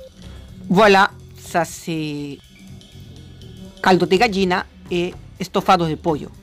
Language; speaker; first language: French; non-native, fluent; Spanish